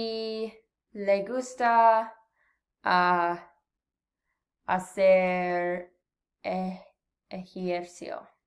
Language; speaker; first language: Spanish; non-native, learner; English